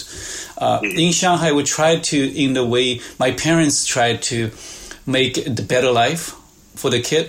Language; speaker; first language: English; non-native, fluent; Chinese